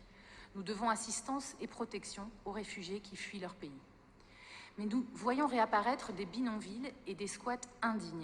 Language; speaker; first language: French; native; French